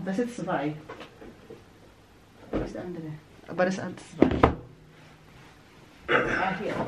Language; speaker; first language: German; non-native, learner; Filipino